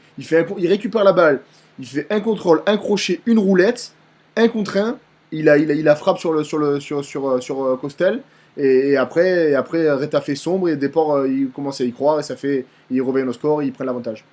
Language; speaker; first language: French; native; French